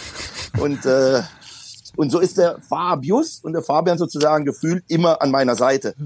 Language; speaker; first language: German; early bilingual, other home language; Polish